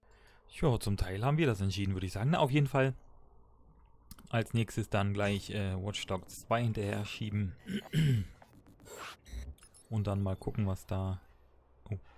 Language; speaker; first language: German; native; German